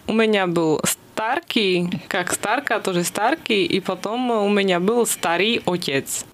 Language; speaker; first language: Russian; non-native, fluent; Slovak